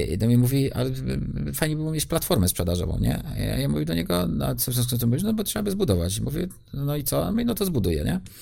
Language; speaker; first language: Polish; native; Polish